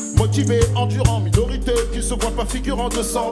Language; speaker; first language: French; native; French